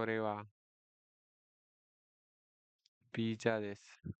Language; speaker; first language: Japanese; non-native, learner; Nepali